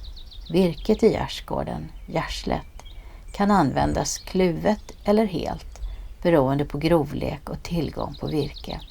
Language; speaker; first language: Swedish; native; Swedish